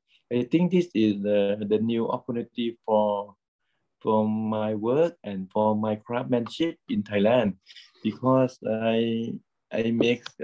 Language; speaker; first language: English; non-native, learner; Thai